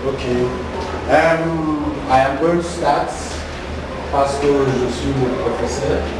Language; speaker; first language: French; non-native, learner; Igbo